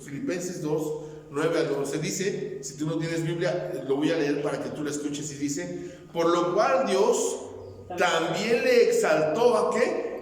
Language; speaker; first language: Spanish; native; Spanish